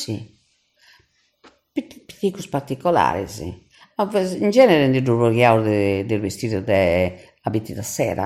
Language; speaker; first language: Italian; non-native, local second language; Sardinian